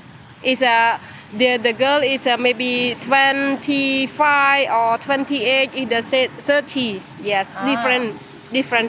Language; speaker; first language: English; non-native, learner; Khmer